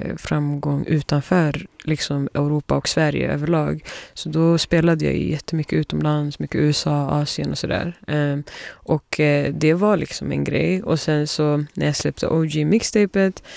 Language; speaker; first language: Swedish; early bilingual, other home language; Somali